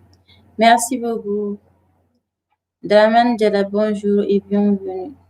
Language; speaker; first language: French; non-native, local second language; Bambara